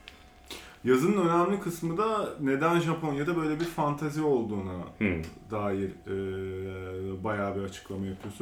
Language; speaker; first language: Turkish; native; Turkish